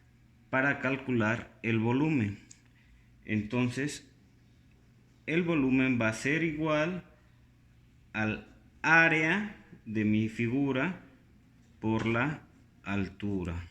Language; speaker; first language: Spanish; native; Spanish